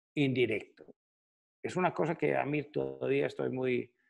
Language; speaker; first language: Spanish; non-native, fluent; Danish